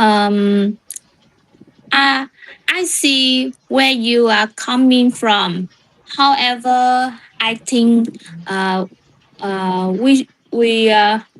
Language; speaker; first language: English; non-native, learner; Vietnamese